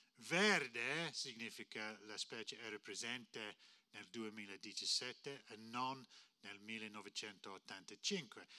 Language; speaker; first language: Italian; non-native, fluent; English